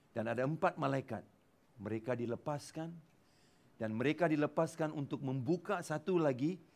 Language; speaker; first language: Malay; non-native, local second language; Tamil